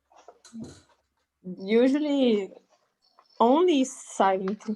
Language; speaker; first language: English; non-native, learner; Portuguese